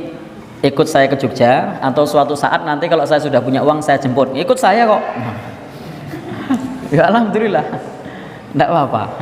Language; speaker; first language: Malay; non-native, local second language; Javanese